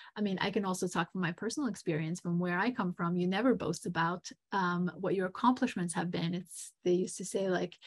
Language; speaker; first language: English; non-native, fluent; Serbian